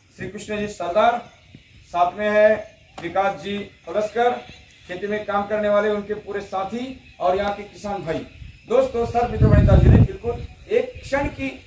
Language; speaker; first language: Hindi; non-native, local second language; Marathi